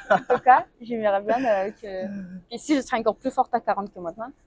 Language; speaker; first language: French; non-native, learner; Russian